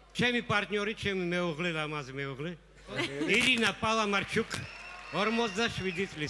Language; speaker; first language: Georgian; non-native, local second language; Russian